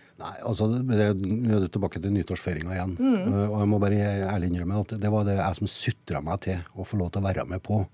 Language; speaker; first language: Norwegian; native; Norwegian